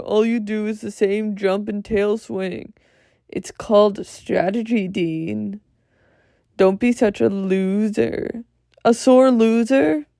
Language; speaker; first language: English; native; English